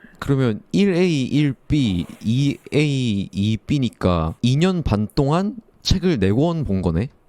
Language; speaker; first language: Korean; native; Korean